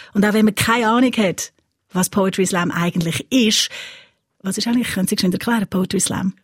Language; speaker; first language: German; native; German